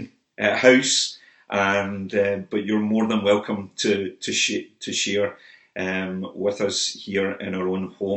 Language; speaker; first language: English; native; English